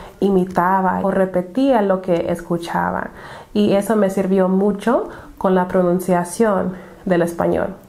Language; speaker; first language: Spanish; non-native, fluent; English